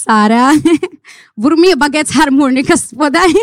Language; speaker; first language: Norwegian; non-native, fluent; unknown